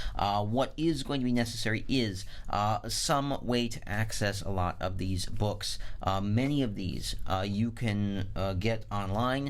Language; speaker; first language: English; native; English